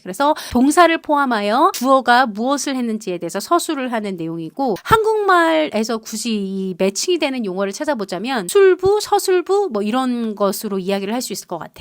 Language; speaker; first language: Korean; native; Korean